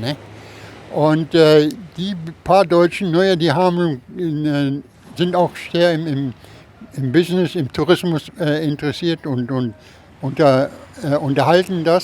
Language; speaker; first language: German; early bilingual, heritage; German